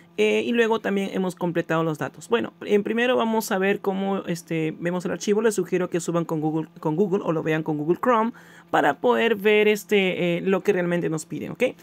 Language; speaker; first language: Spanish; native; Spanish